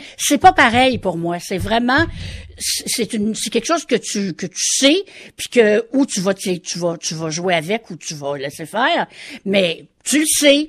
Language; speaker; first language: French; native; French